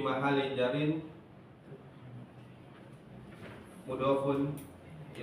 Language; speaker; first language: Arabic; non-native, learner; Indonesian